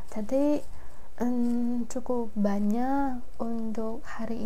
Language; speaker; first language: Indonesian; non-native, fluent; Chinese